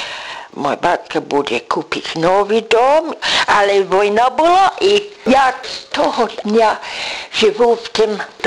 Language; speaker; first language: Ukrainian; early bilingual, heritage; English